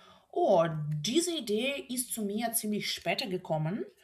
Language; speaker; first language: German; non-native, fluent; Russian